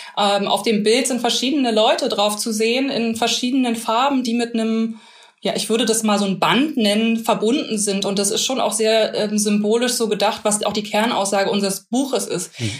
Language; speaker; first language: German; native; German